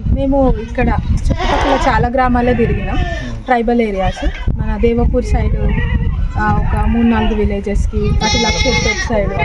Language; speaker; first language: Telugu; native; Telugu